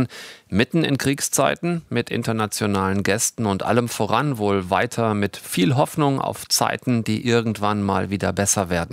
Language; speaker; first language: German; native; German